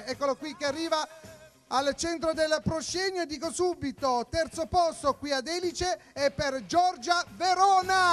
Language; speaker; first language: Italian; native; Italian